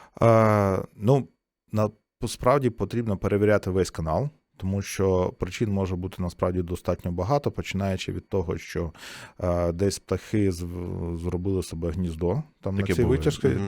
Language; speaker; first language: Ukrainian; native; Ukrainian